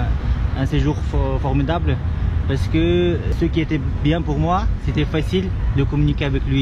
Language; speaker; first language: French; non-native, fluent; Kyrgyz